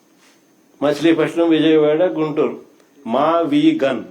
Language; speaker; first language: Telugu; native; Telugu